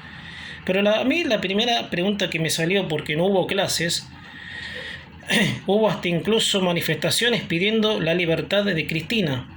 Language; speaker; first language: Spanish; native; Spanish